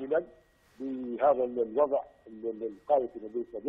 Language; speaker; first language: Arabic; native; Arabic